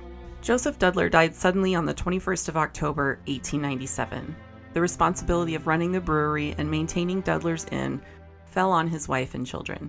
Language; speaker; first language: English; native; English